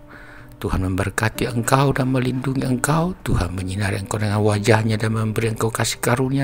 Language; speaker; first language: Indonesian; native; Indonesian